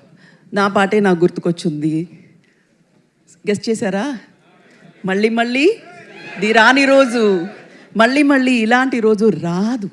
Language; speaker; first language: Telugu; non-native, fluent; Tamil